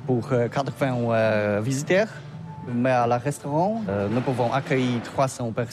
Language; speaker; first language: French; non-native, learner; Polish